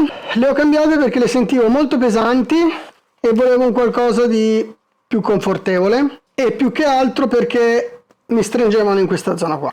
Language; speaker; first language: Italian; native; Italian